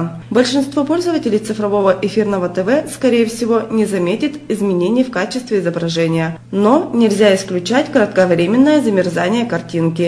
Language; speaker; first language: Russian; native; Russian